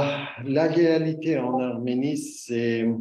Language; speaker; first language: French; non-native, learner; Armenian